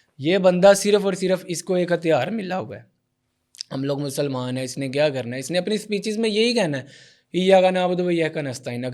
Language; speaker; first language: Urdu; non-native, local second language; Punjabi